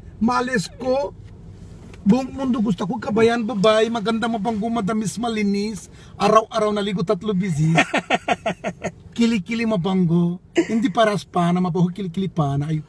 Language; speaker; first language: Filipino; non-native, learner; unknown